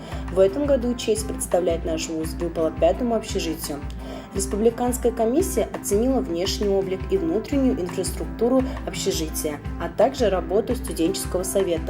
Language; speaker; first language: Russian; native; Russian